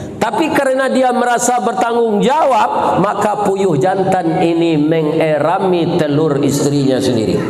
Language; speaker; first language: Malay; non-native, local second language; Minangkabau